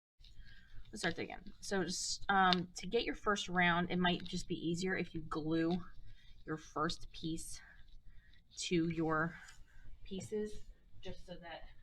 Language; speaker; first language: English; native; English